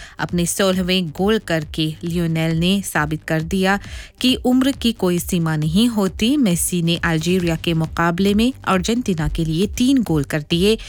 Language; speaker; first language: Hindi; non-native, local second language; Morisyen